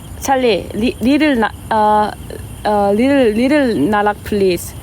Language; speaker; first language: English; non-native, learner; Korean